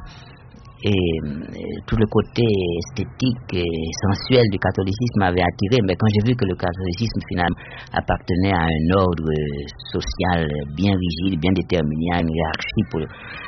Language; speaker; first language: French; non-native, local second language; Haitian Creole